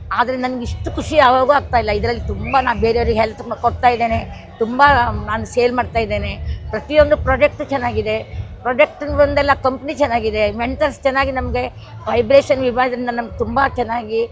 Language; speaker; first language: Kannada; native; Kannada